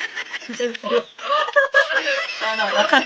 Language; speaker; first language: English; non-native, learner; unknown